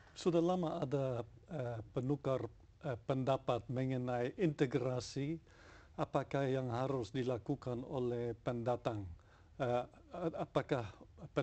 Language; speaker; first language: Indonesian; non-native, fluent; Dutch